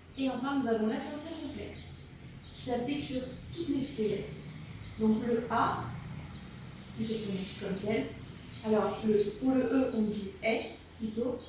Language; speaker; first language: French; native; French